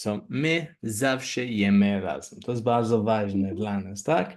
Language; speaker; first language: Polish; non-native, learner; English